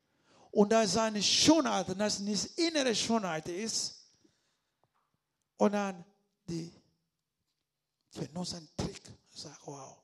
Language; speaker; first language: German; non-native, learner; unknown